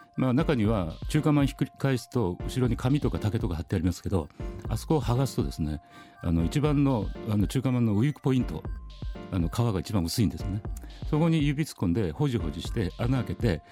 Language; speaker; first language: Japanese; native; Japanese